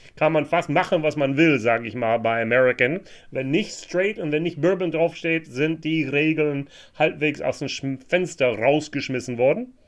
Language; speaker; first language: German; non-native, fluent; English